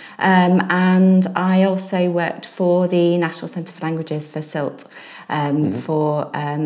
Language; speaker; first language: English; native; English